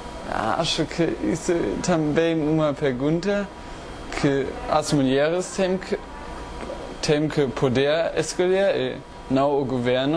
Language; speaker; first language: Portuguese; non-native, learner; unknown